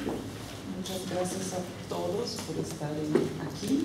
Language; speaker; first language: Spanish; non-native, fluent; Portuguese